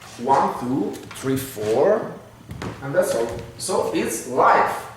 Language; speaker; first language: English; non-native, fluent; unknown